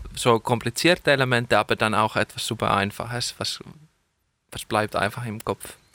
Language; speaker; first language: German; non-native, fluent; Finnish